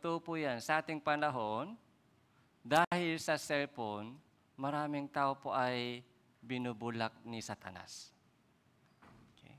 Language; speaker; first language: Filipino; non-native, fluent; Korean